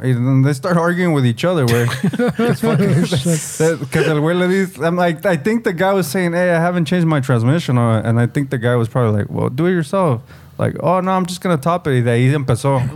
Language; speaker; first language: English; early bilingual, other home language; Spanish